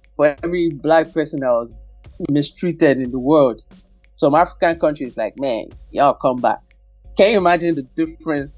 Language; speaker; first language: English; non-native, local second language; Yoruba